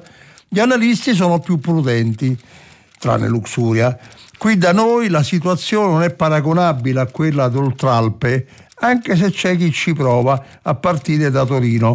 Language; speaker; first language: Italian; native; Italian